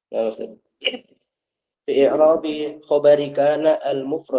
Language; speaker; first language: Arabic; non-native, learner; Indonesian